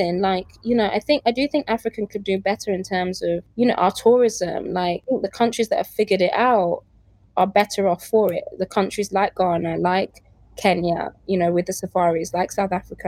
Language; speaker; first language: English; native; English